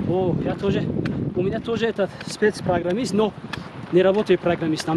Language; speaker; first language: Russian; non-native, learner; Tajik